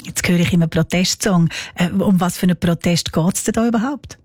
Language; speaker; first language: German; native; German